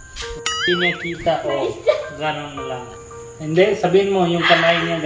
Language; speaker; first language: Filipino; non-native, learner; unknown